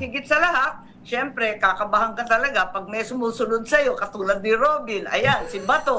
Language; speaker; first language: Filipino; native; Filipino